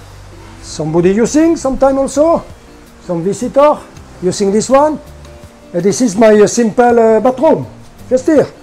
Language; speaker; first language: English; non-native, learner; French